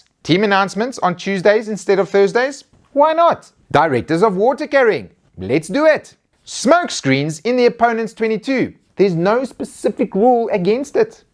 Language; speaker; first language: English; native; English